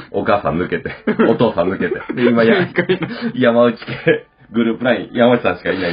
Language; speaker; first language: Japanese; native; Japanese